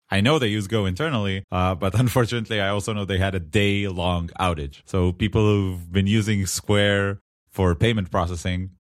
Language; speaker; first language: English; non-native, fluent; Hebrew